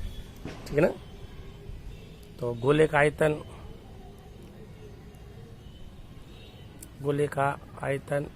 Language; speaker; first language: Hindi; native; Hindi